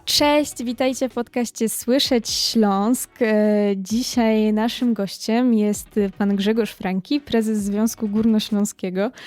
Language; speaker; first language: Polish; native; Polish